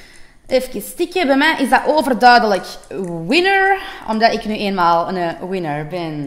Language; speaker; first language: Dutch; native; Dutch